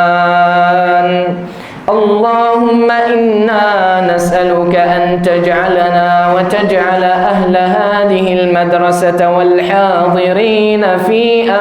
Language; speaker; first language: Indonesian; non-native, learner; Arabic